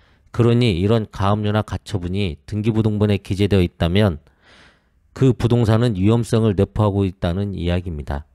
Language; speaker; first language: Korean; native; Korean